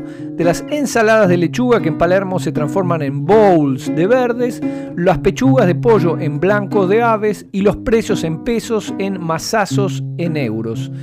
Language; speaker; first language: Spanish; native; Spanish